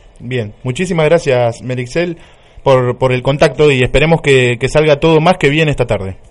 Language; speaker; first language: Spanish; native; Spanish